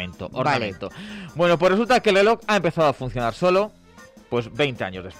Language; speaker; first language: Spanish; native; Spanish